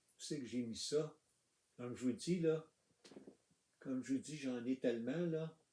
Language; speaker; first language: French; native; French